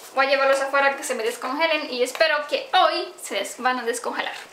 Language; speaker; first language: Spanish; non-native, fluent; Romanian